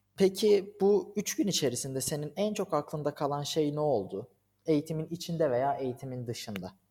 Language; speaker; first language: Turkish; native; Turkish